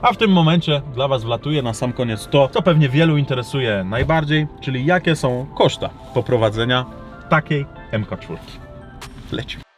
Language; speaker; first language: Polish; native; Polish